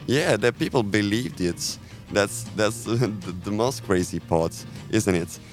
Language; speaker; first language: English; non-native, fluent; Italian